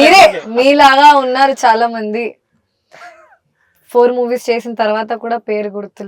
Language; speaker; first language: Telugu; non-native, fluent; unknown